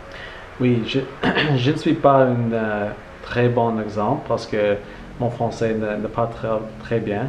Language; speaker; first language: French; non-native, learner; English